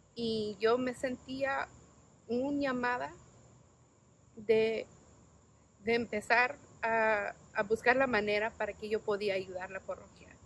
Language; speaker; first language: Spanish; non-native, learner; English